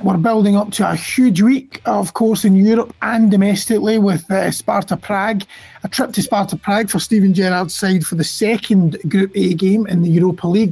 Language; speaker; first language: English; native; English